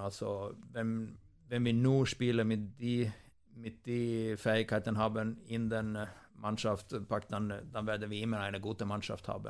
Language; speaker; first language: German; non-native, fluent; Swedish